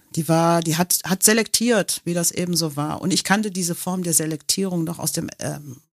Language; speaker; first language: German; non-native, local second language; English